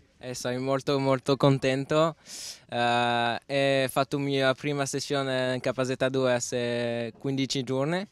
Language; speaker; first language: Italian; non-native, learner; French